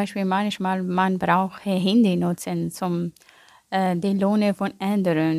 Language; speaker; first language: German; non-native, learner; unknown